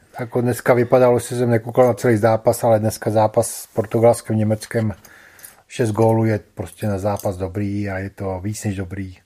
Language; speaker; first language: Czech; native; Czech